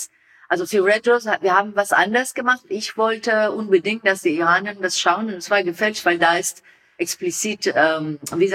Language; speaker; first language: German; non-native, learner; Persian